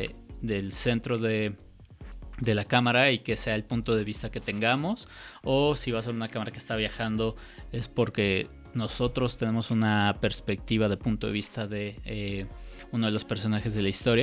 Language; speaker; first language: Spanish; native; Spanish